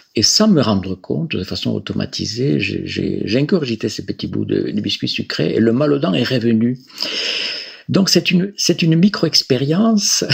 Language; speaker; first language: French; non-native, fluent; Spanish